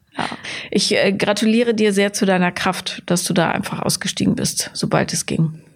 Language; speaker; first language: German; native; German